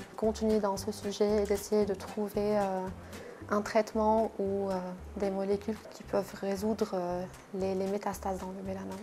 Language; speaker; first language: French; non-native, local second language; Arabic